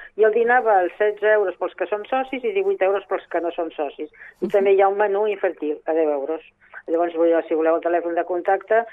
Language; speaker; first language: Catalan; non-native, local second language; Spanish